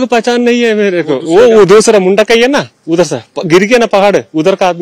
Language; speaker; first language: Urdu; non-native, local second language; Malayalam